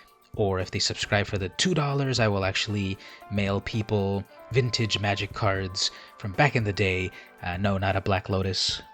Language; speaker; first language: English; native; English